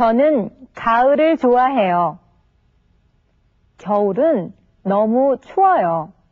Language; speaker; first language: Korean; non-native, learner; Vietnamese